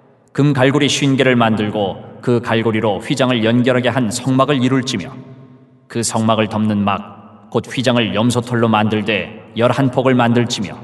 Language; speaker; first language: Korean; native; Korean